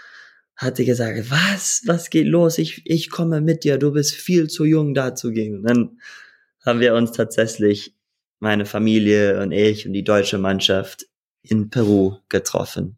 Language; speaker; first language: German; early bilingual, heritage; German